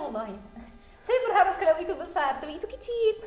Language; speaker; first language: Indonesian; non-native, learner; Arabic